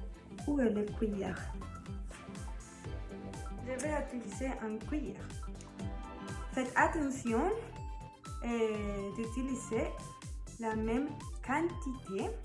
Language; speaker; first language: French; non-native, learner; Spanish